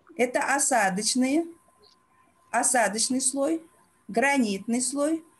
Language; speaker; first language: Russian; non-native, local second language; Uzbek